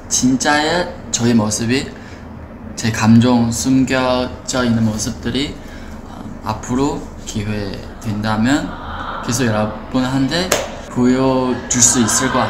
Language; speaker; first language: Korean; non-native, fluent; Chinese